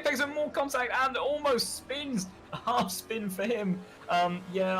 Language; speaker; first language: English; native; English